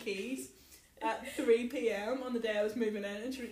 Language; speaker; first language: English; native; English